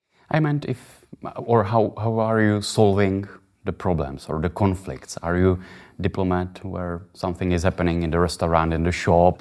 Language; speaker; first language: English; non-native, fluent; Czech